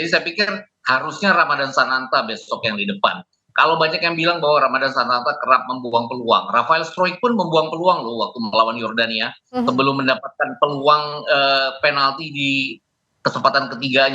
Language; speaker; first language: Indonesian; native; Indonesian